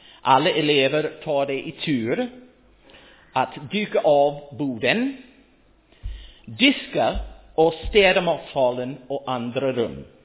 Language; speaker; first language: Swedish; non-native, fluent; English